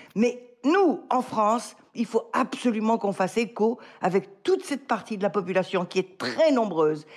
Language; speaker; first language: French; native; French